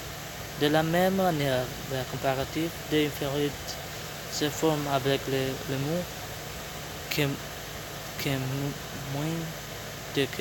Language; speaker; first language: French; non-native, learner; Spanish